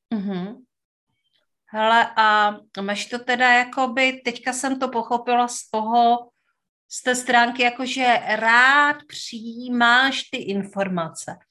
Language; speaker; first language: Czech; native; Czech